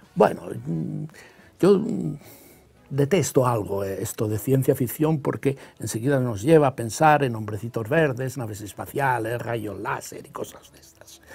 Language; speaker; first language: Spanish; non-native, local second language; Catalan